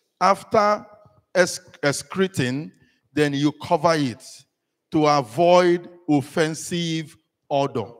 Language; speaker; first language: English; non-native, local second language; Igbo